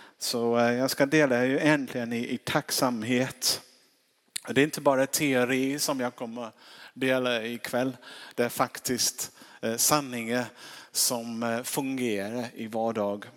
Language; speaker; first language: Swedish; non-native, fluent; English